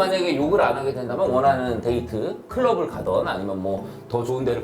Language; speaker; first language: Korean; native; Korean